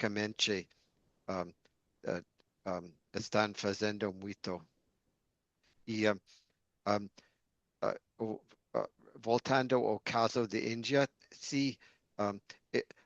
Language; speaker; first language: Portuguese; non-native, learner; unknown